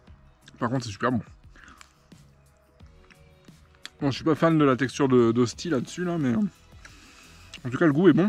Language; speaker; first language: French; native; French